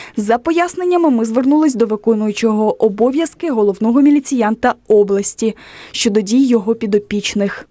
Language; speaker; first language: Ukrainian; native; Ukrainian